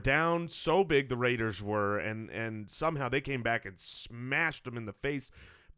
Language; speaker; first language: English; native; English